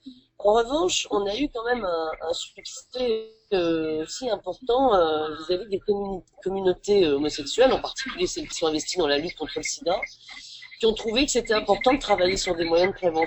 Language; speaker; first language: French; native; French